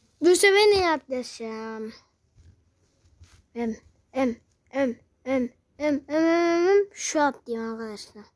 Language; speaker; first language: Turkish; native; Turkish